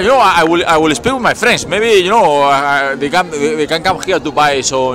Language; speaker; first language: English; non-native, learner; Spanish